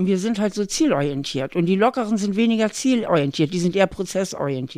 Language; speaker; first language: German; native; German